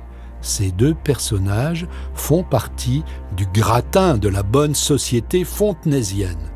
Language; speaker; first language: French; native; French